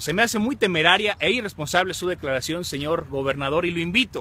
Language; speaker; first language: Spanish; native; Spanish